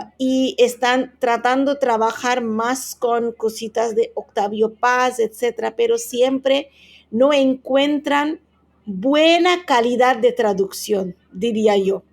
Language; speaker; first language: Spanish; non-native, fluent; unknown